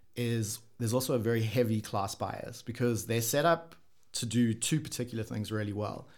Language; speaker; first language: English; native; English